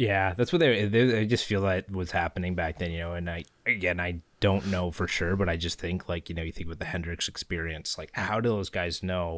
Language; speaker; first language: English; native; English